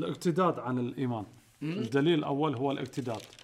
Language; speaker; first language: Arabic; native; Arabic